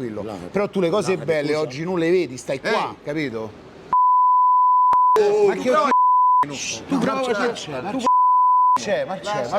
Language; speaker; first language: Italian; native; Italian